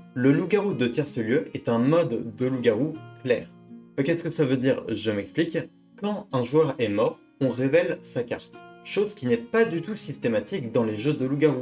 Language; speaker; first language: French; native; French